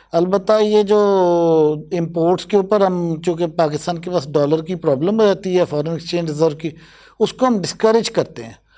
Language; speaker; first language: Urdu; non-native, local second language; Punjabi